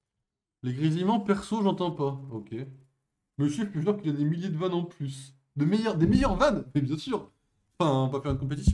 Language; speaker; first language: French; native; French